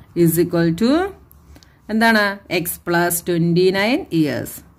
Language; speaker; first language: English; non-native, local second language; Malayalam